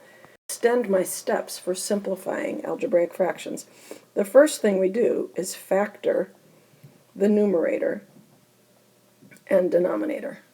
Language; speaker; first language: English; native; English